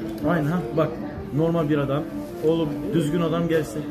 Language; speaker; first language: Turkish; non-native, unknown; Arabic